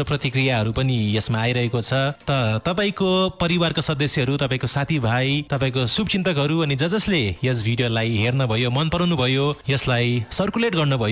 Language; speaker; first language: Nepali; native; Nepali